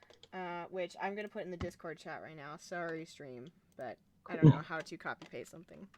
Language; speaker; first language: English; native; English